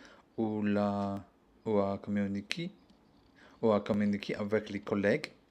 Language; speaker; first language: French; non-native, learner; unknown